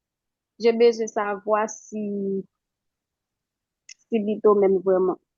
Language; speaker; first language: French; non-native, local second language; Haitian Creole